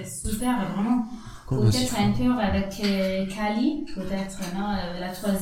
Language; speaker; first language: French; non-native, fluent; Spanish